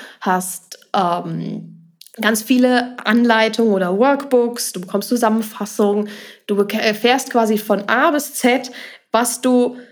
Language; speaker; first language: German; native; German